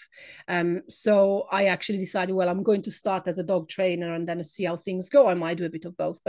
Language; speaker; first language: English; non-native, fluent; Italian